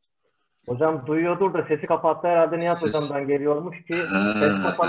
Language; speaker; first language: Turkish; native; Turkish